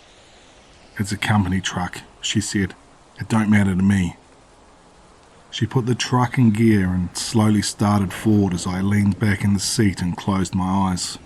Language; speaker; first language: English; native; English